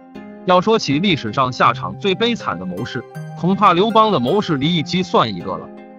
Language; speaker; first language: Chinese; native; Chinese